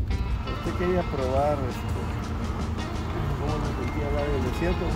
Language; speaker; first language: Spanish; native; Spanish